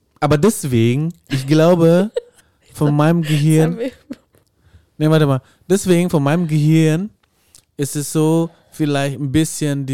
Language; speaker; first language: German; non-native, fluent; Indonesian